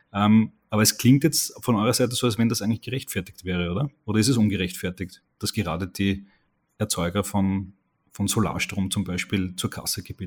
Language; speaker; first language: German; native; German